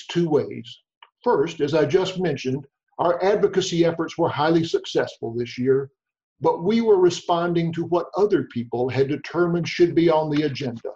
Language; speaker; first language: English; native; English